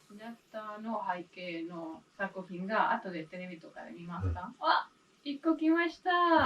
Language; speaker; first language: Japanese; non-native, learner; English